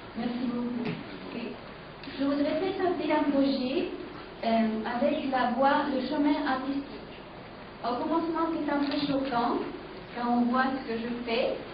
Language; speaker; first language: French; non-native, fluent; Catalan